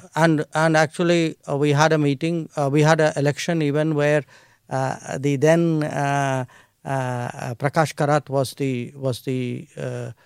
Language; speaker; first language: English; non-native, local second language; Hindi